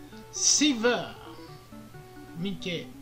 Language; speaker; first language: English; non-native, learner; French